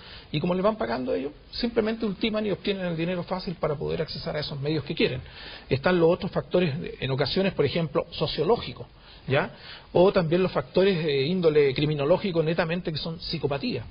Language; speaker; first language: Spanish; native; Spanish